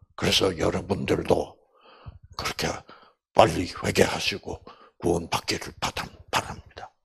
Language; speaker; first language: Korean; native; Korean